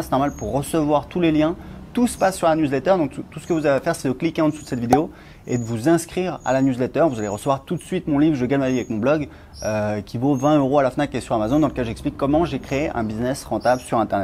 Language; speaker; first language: French; native; French